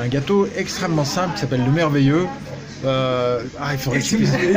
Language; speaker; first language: French; native; French